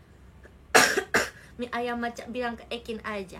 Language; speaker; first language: Indonesian; native; Indonesian